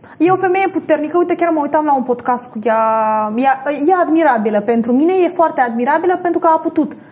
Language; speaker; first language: Romanian; native; Romanian